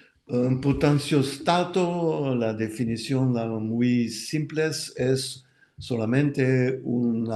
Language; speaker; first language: Spanish; non-native, fluent; French